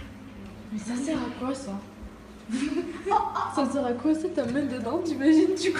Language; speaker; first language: French; native; French